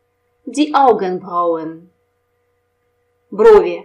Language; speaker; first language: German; non-native, fluent; Russian